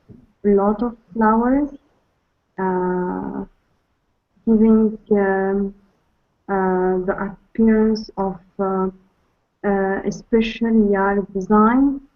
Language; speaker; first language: English; non-native, learner; Arabic